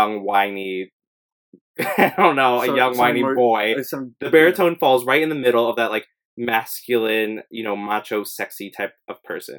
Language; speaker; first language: English; native; English